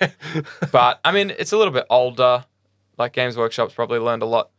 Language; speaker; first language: English; native; English